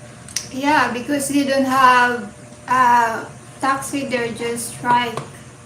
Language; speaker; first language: English; non-native, local second language; Filipino